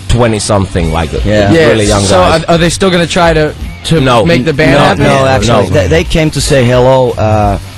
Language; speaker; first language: English; non-native, fluent; Finnish